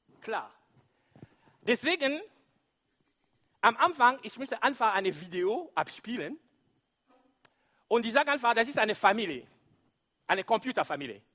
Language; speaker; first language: German; non-native, fluent; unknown